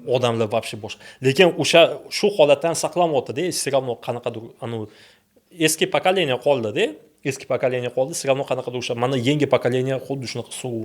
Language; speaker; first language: Uzbek; non-native, local second language; Russian